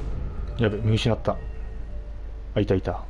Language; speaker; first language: Japanese; native; Japanese